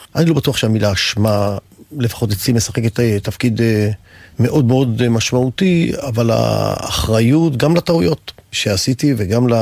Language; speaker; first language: Hebrew; native; Hebrew